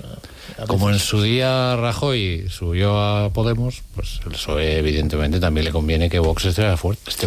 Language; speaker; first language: Spanish; native; Spanish